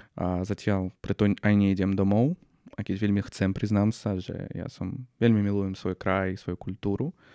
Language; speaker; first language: Slovak; non-native, fluent; Russian